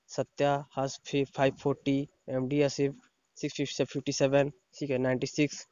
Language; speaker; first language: Hindi; non-native, local second language; Odia